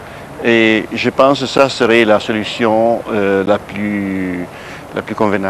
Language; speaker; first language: French; non-native, fluent; Italian